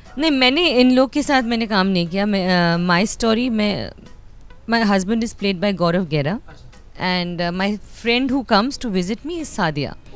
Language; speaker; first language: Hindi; non-native, local second language; Bangla